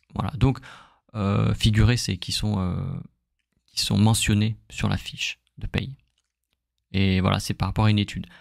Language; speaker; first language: French; native; French